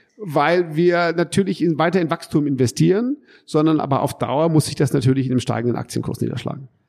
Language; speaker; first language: German; early bilingual, heritage; German